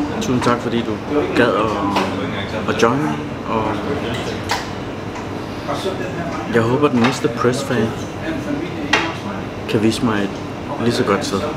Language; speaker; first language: Danish; early bilingual, other home language; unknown